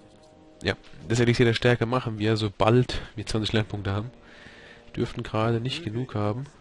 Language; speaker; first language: German; native; German